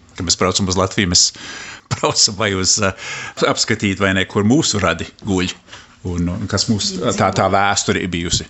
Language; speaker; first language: Latvian; early bilingual, heritage; Latvian